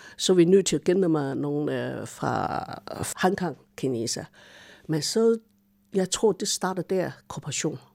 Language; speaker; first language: Danish; non-native, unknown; Chinese